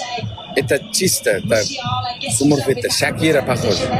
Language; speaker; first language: Russian; non-native, local second language; Uzbek